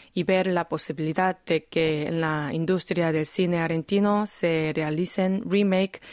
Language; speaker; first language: Spanish; non-native, fluent; Korean